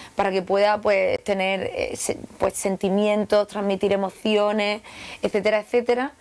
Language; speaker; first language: Spanish; native; Spanish